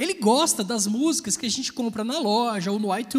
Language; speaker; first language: Portuguese; native; Portuguese